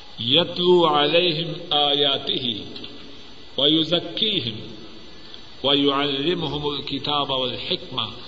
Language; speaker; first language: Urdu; non-native, local second language; Punjabi